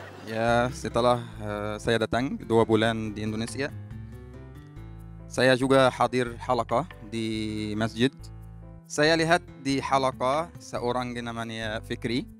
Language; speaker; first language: Indonesian; non-native, fluent; Arabic